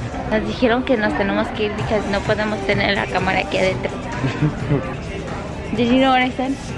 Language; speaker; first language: Spanish; early bilingual, heritage; Spanish